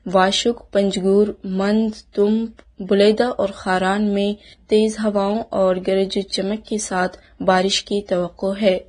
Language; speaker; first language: Urdu; non-native, local second language; Baluchi